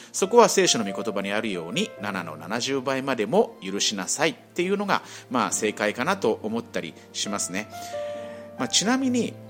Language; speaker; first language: Japanese; native; Japanese